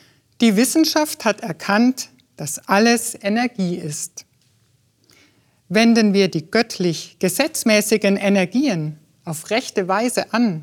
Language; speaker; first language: German; native; German